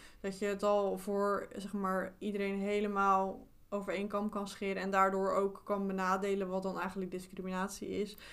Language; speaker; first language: Dutch; native; Dutch